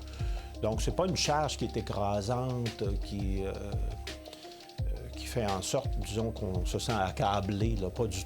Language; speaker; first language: French; native; French